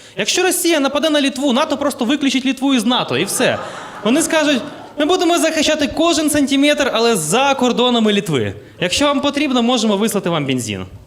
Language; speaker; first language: Ukrainian; non-native, local second language; Russian